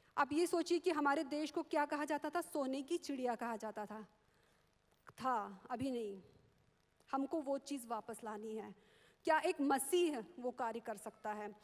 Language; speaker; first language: Hindi; non-native, local second language; Marathi